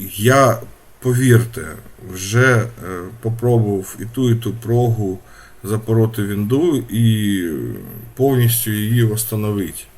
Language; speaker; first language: Ukrainian; non-native, local second language; Russian